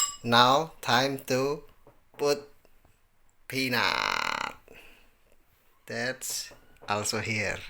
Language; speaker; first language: English; non-native, learner; Indonesian